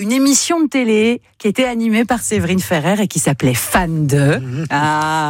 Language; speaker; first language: French; native; French